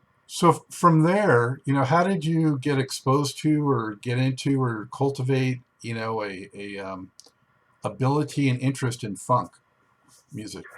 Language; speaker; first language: English; native; English